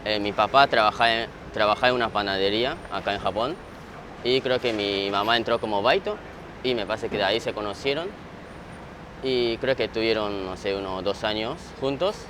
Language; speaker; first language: Spanish; early bilingual, other home language; Japanese